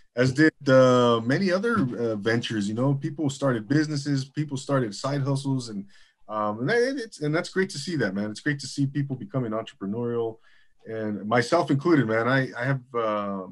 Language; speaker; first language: English; native; English